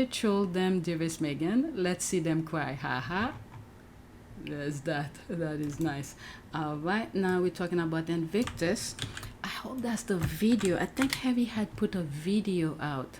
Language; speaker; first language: English; native; English